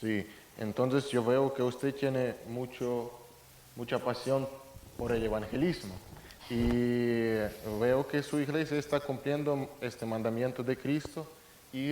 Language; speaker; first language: Spanish; non-native, fluent; Russian